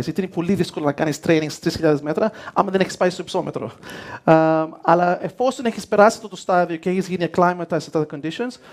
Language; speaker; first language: Greek; early bilingual, heritage; Greek